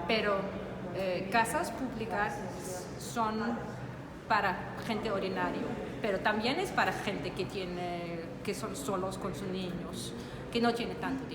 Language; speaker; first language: Spanish; non-native, learner; Danish